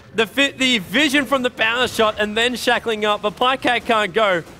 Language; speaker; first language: English; native; English